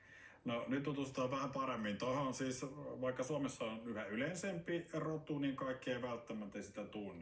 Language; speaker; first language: Finnish; native; Finnish